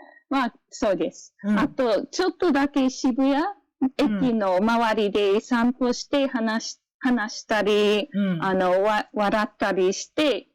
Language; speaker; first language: Japanese; non-native, fluent; English